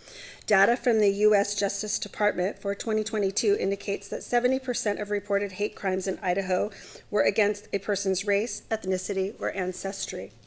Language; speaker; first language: English; native; English